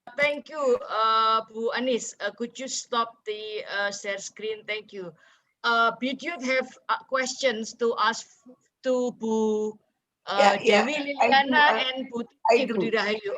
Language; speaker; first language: English; non-native, fluent; Indonesian